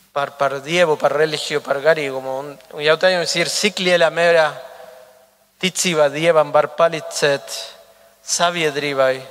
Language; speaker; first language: Latvian; non-native, fluent; Spanish